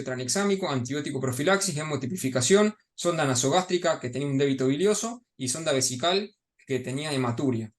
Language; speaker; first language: Spanish; native; Spanish